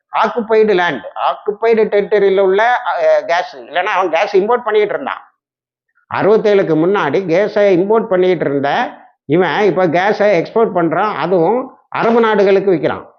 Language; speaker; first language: Tamil; native; Tamil